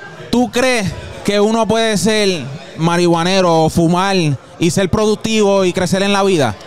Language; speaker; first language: Spanish; early bilingual, heritage; Spanish